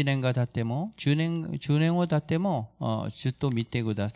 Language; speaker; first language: Japanese; non-native, fluent; Korean